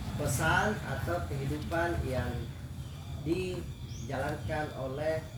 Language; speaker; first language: Indonesian; non-native, local second language; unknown